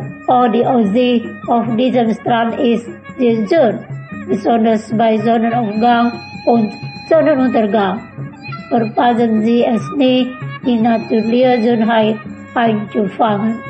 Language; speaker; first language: German; non-native, fluent; Indonesian